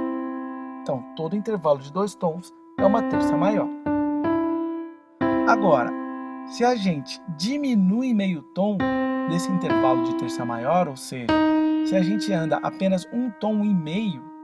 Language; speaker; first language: Portuguese; native; Portuguese